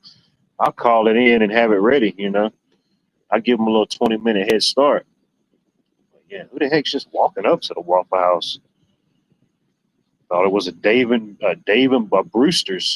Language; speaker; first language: English; native; English